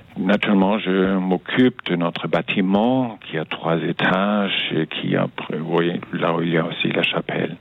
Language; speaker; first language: French; non-native, fluent; German